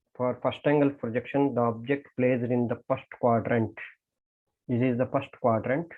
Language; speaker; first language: English; non-native, local second language; Kannada